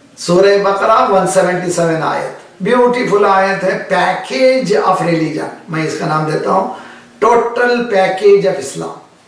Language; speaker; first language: Urdu; native; Urdu